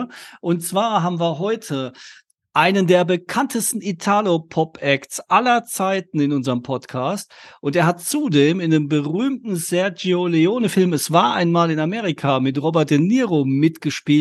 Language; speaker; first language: German; native; German